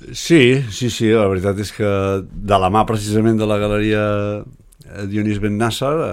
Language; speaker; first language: Catalan; native; Catalan